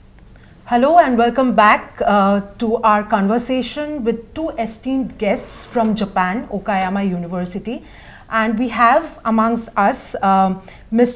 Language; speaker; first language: English; non-native, local second language; Bangla